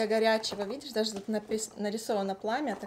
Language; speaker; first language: Russian; native; Russian